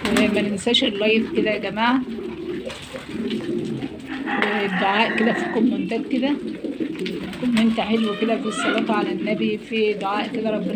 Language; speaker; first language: Arabic; native; Arabic